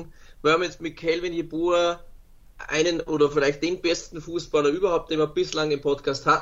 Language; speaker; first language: German; native; German